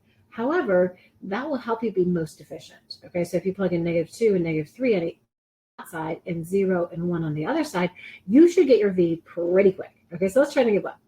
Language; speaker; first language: English; native; English